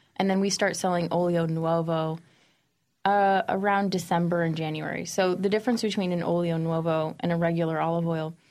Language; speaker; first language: English; native; English